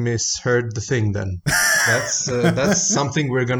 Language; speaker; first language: English; non-native, fluent; Italian